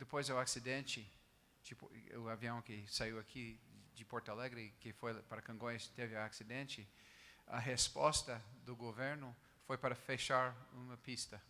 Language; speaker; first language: Portuguese; non-native, fluent; English